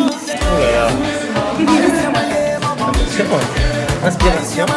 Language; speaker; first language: French; native; French